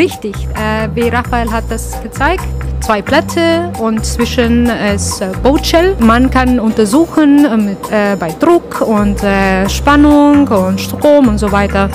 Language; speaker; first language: German; non-native, learner; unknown